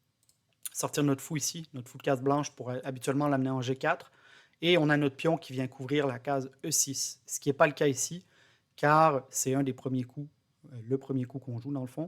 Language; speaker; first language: French; native; French